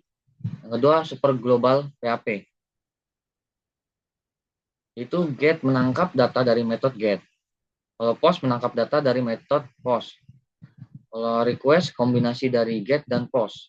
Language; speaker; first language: Indonesian; native; Indonesian